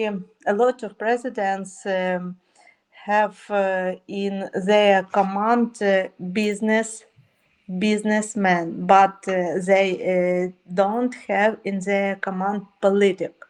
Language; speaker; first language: English; non-native, learner; Ukrainian